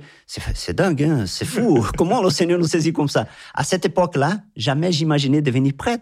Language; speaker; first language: French; non-native, fluent; Portuguese